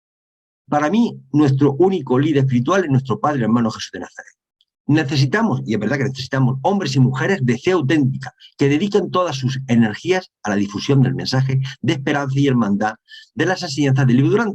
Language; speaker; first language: Spanish; native; Spanish